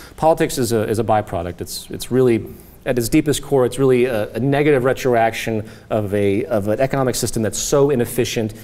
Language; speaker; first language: English; native; English